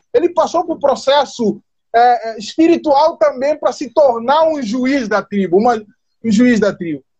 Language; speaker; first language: Portuguese; non-native, local second language; Upper Guinea Crioulo